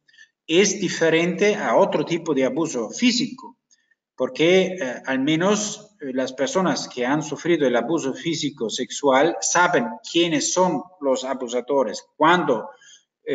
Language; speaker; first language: Spanish; non-native, fluent; German